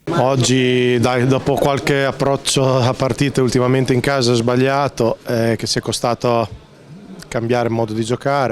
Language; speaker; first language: Italian; native; Italian